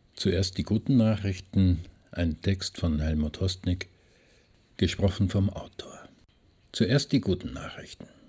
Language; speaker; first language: German; native; German